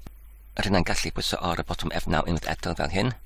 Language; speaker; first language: Welsh; non-native, fluent; English